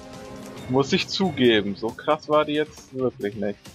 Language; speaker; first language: German; native; German